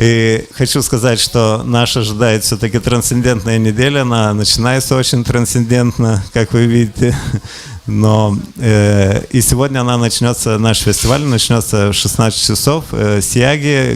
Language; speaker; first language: Russian; non-native, local second language; Lithuanian